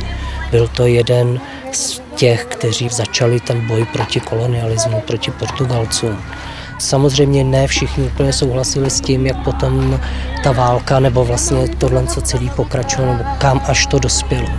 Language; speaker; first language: Czech; native; Czech